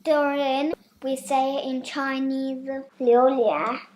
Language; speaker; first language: English; non-native, fluent; Chinese